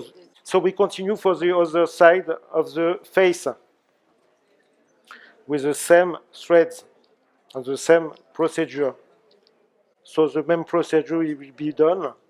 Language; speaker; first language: English; non-native, learner; French